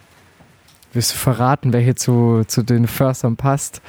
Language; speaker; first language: German; native; German